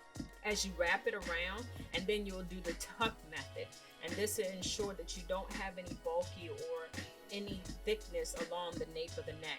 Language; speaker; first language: English; native; English